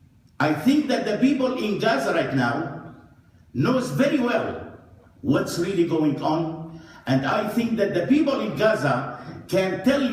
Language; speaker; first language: English; non-native, fluent; Arabic